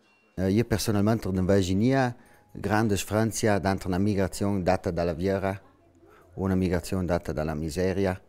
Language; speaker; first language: Italian; non-native, local second language; Ladin